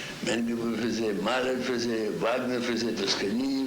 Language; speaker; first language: French; non-native, fluent; Russian